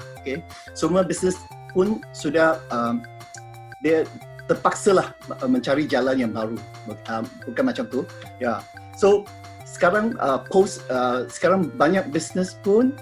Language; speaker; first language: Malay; non-native, local second language; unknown